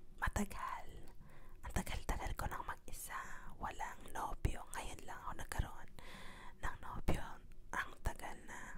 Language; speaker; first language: Filipino; native; Filipino